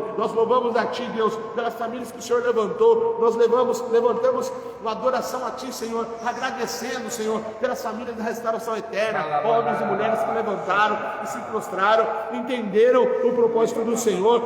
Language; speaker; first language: Portuguese; native; Portuguese